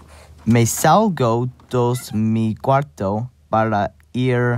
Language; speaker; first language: Spanish; non-native, learner; English